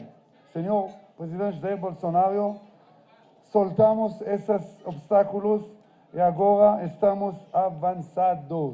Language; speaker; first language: Portuguese; non-native, fluent; Hebrew